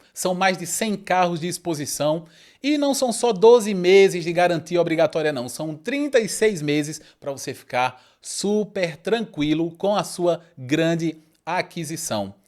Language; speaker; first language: Portuguese; native; Portuguese